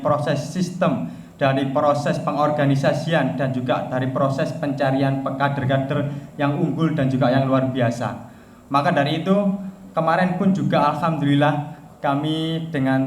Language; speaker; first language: Indonesian; native; Indonesian